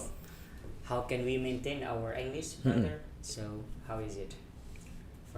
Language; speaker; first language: English; non-native, fluent; Indonesian